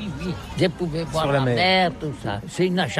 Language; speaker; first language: French; non-native, learner; Catalan